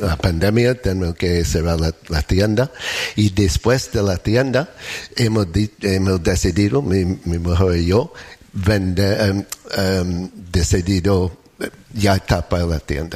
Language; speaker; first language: Spanish; non-native, learner; English